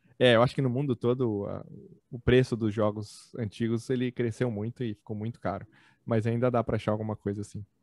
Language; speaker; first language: Portuguese; native; Portuguese